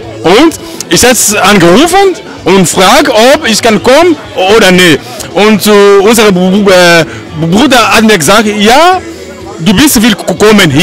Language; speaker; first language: German; non-native, learner; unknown